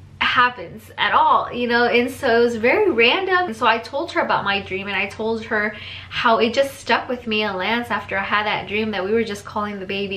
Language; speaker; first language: English; early bilingual, other home language; Spanish